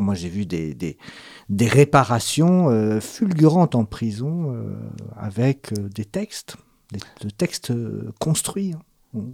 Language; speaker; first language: French; native; French